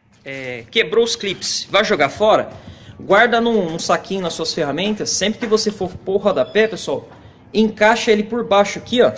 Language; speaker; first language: Portuguese; native; Portuguese